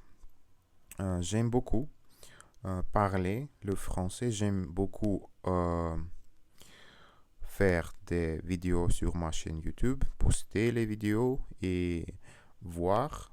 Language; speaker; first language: French; non-native, learner; Russian